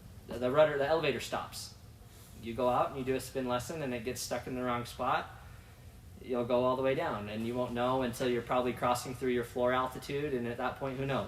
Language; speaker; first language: English; native; English